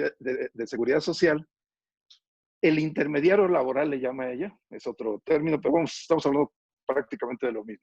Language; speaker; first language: Spanish; native; Spanish